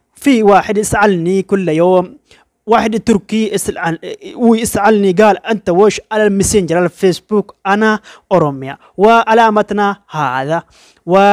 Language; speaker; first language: Arabic; non-native, learner; Oromo